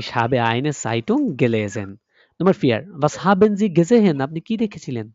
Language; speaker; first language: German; non-native, fluent; Bangla